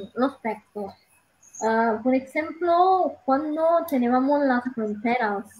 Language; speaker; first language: Spanish; non-native, learner; Italian